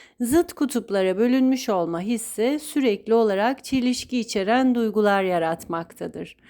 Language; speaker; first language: Turkish; native; Turkish